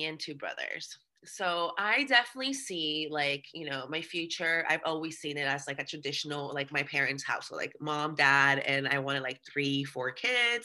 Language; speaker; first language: English; early bilingual, other home language; Spanish